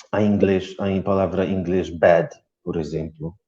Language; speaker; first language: Portuguese; non-native, fluent; Polish